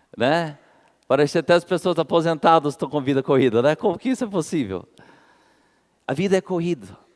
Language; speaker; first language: Portuguese; non-native, fluent; English